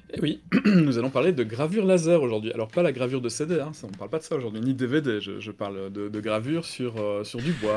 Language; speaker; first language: French; native; French